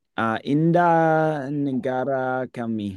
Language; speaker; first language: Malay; non-native, learner; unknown